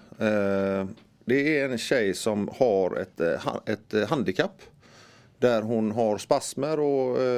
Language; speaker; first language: Swedish; native; Swedish